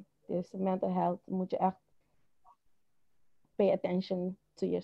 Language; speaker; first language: Dutch; non-native, local second language; Papiamento